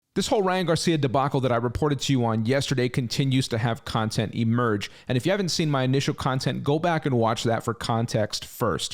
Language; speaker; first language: English; native; English